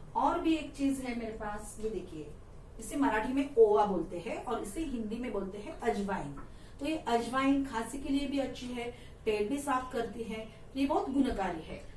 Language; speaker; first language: Hindi; non-native, local second language; Marathi